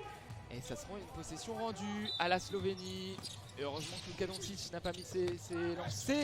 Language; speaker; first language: French; native; French